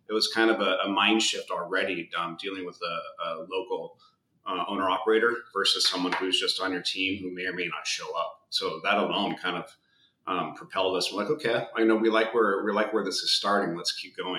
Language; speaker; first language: English; native; English